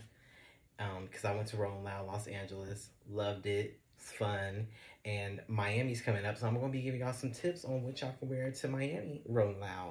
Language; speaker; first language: English; native; English